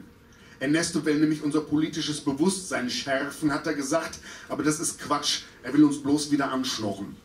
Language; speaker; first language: German; native; German